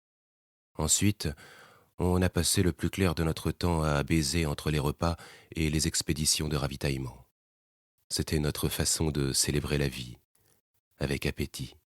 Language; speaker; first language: French; native; French